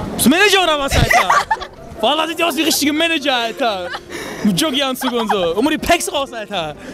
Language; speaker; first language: German; early bilingual, other home language; Turkish